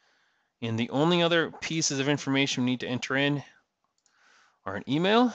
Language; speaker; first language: English; native; English